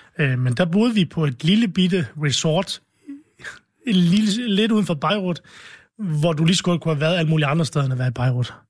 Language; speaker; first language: Danish; early bilingual, other home language; Arabic